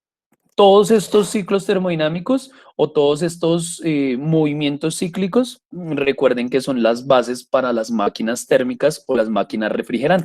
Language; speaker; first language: Spanish; native; Spanish